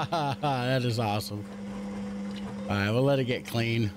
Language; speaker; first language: English; native; English